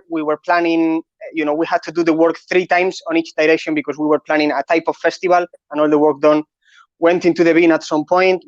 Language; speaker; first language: English; non-native, fluent; Catalan